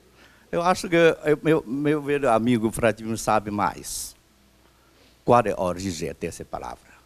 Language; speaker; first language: Portuguese; non-native, fluent; Chinese